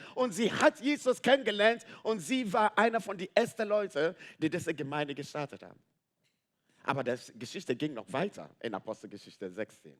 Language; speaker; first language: German; non-native, fluent; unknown